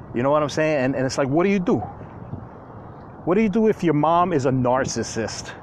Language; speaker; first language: English; native; English